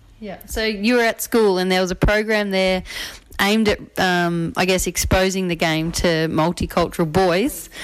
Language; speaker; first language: English; native; English